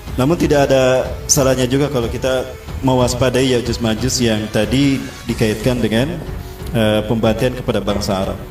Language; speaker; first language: Indonesian; native; Indonesian